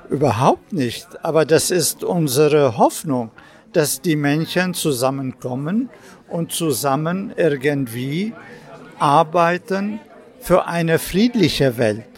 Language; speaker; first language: German; non-native, fluent; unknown